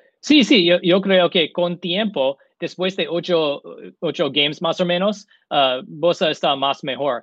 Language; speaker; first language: Spanish; non-native, learner; English